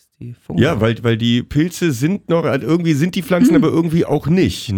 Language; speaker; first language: German; native; German